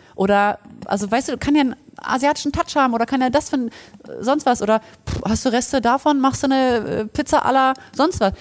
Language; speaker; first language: German; early bilingual, other home language; Polish